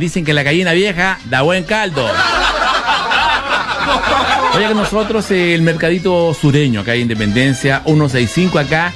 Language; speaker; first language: Spanish; native; Spanish